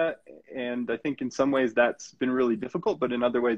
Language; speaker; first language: English; native; English